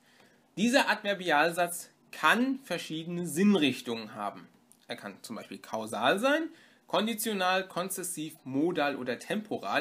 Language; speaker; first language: German; native; German